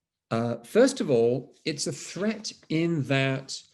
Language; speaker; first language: English; native; English